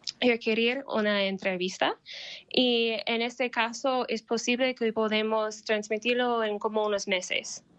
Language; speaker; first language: Spanish; non-native, learner; English